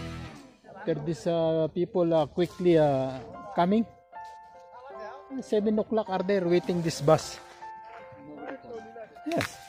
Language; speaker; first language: English; non-native, learner; Filipino